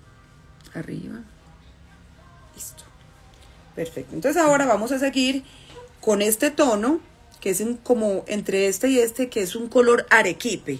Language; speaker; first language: Spanish; native; Spanish